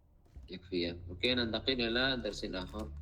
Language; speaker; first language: Arabic; non-native, fluent; Indonesian